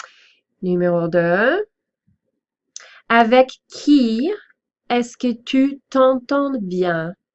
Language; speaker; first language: French; non-native, fluent; English